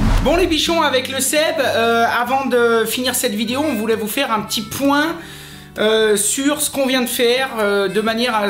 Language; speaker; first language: French; native; French